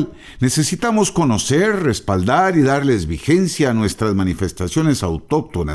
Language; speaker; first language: Spanish; native; Spanish